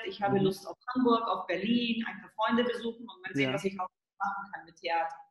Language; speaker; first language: German; early bilingual, heritage; Spanish